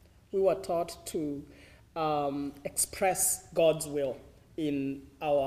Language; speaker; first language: English; non-native, local second language; Kikuyu